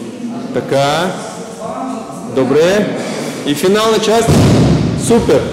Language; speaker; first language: Bulgarian; non-native, learner; Russian